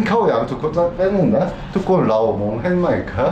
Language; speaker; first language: Thai; non-native, learner; Korean